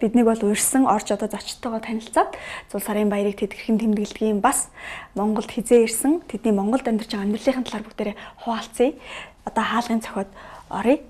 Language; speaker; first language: Mongolian; native; Mongolian